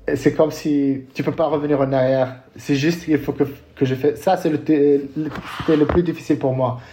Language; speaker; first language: French; non-native, local second language; Arabic